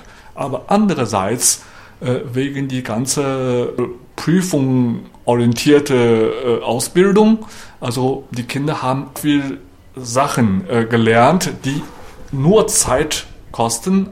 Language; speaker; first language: German; non-native, fluent; Chinese